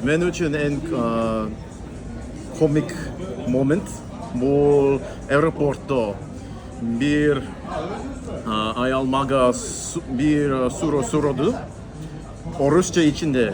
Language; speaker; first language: Kyrgyz; non-native, learner; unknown